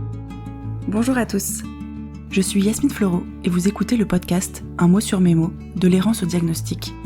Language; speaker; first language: French; native; French